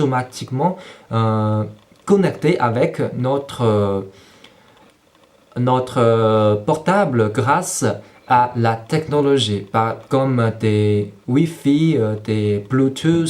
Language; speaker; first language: French; non-native, fluent; Chinese